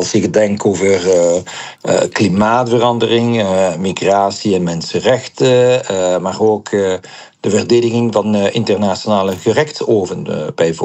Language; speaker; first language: Dutch; non-native, local second language; French